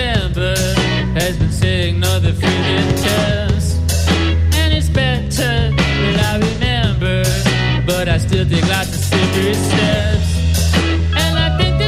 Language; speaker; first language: English; native; English